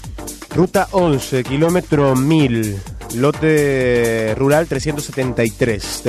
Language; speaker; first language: Spanish; native; Spanish